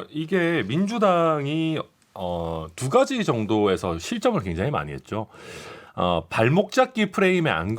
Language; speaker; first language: Korean; native; Korean